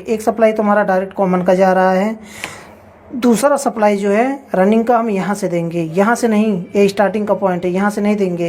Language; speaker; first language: Hindi; native; Hindi